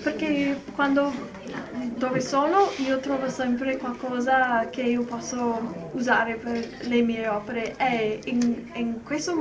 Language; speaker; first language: Italian; non-native, learner; English